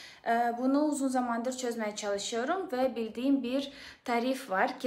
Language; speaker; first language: Turkish; non-native, fluent; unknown